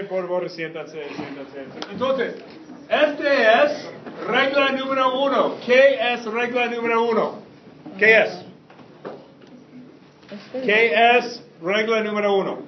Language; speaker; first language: Spanish; non-native, fluent; English